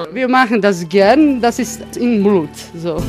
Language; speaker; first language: German; non-native, fluent; Croatian